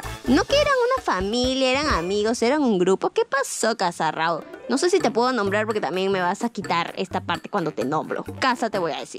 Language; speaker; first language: Spanish; native; Spanish